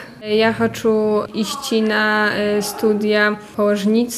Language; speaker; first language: Polish; non-native, local second language; Belarusian